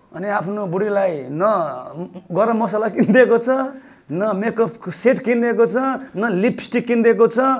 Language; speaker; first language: Nepali; non-native, local second language; Eastern Tamang